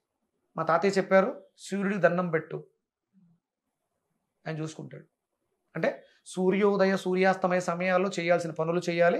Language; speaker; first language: Telugu; native; Telugu